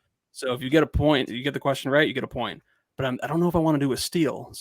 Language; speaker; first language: English; native; English